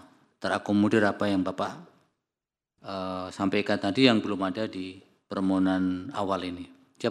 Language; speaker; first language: Indonesian; native; Indonesian